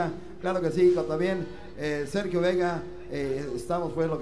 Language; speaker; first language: Spanish; native; Spanish